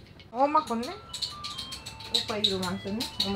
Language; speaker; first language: Korean; non-native, learner; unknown